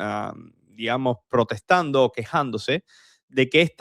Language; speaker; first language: Spanish; native; Spanish